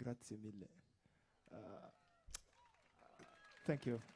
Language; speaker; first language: English; non-native, fluent; Tamasheq